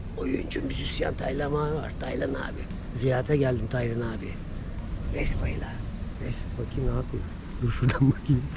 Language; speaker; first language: Turkish; early bilingual, heritage; Turkish